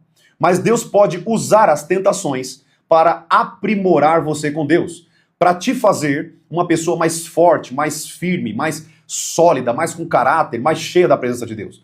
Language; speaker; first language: Portuguese; native; Portuguese